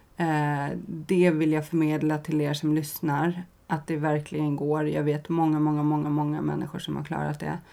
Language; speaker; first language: Swedish; native; Swedish